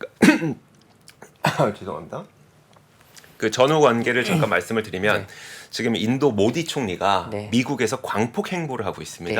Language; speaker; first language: Korean; native; Korean